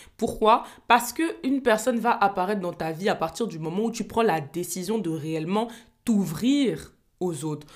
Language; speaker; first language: French; native; French